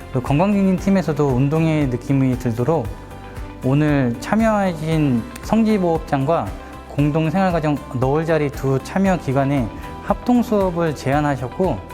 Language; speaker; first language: Korean; native; Korean